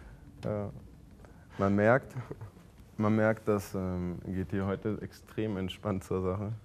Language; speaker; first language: German; native; German